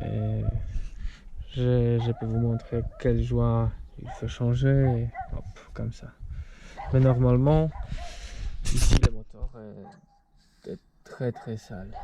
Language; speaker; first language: French; non-native, fluent; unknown